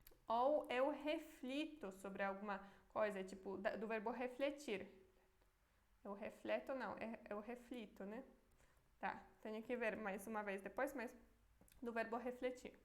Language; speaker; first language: Portuguese; non-native, fluent; Polish